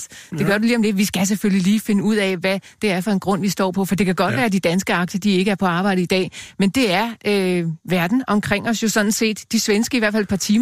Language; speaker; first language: Danish; native; Danish